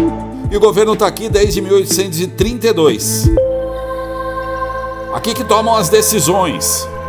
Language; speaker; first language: Portuguese; native; Portuguese